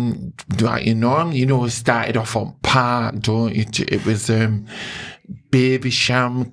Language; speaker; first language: English; native; English